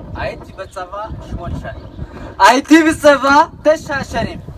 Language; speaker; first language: Hebrew; non-native, learner; Tigrinya